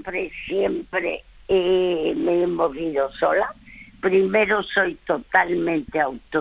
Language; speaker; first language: Spanish; early bilingual, other home language; French